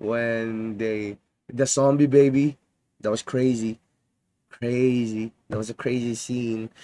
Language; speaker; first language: English; non-native, fluent; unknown